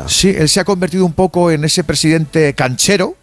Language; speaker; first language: Spanish; native; Spanish